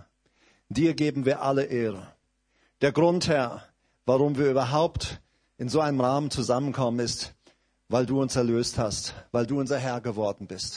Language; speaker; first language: German; native; German